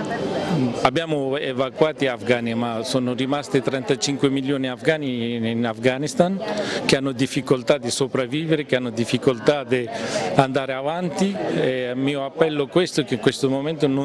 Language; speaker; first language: Italian; non-native, fluent; Persian